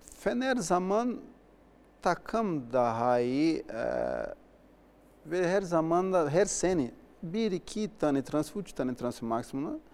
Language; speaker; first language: Turkish; non-native, learner; Portuguese